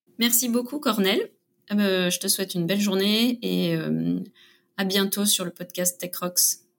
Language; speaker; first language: French; native; French